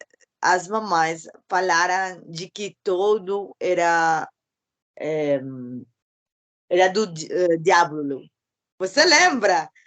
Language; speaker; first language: Portuguese; non-native, learner; Spanish